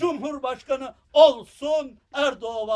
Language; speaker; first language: Turkish; non-native, fluent; Uyghur